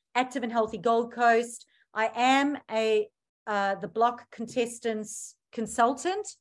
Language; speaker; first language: English; native; English